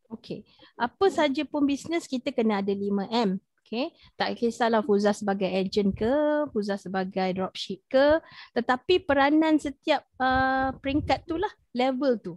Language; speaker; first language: Malay; native; Malay